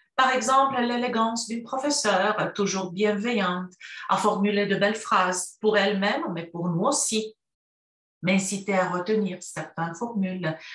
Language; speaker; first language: French; non-native, fluent; Romanian